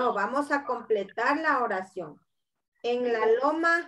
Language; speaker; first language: Spanish; native; Spanish